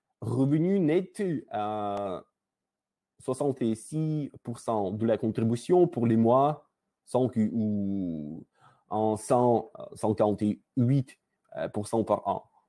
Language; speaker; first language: French; non-native, learner; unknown